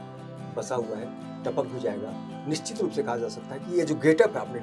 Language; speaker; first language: Hindi; native; Hindi